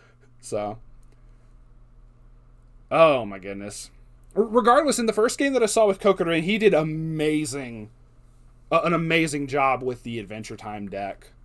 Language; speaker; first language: English; native; English